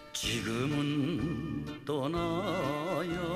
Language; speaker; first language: Korean; native; Korean